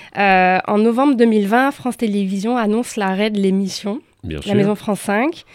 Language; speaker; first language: French; native; French